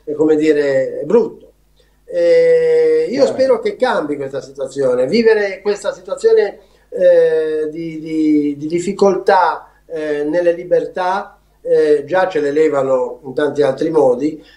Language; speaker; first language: Italian; native; Italian